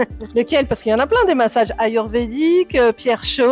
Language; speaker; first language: French; native; French